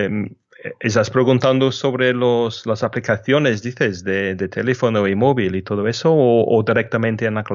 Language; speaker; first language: Spanish; non-native, fluent; English